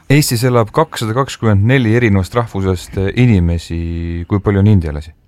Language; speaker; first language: Estonian; native; Estonian